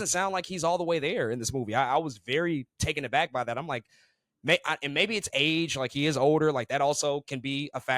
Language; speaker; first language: English; native; English